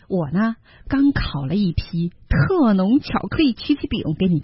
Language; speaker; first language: Chinese; native; Chinese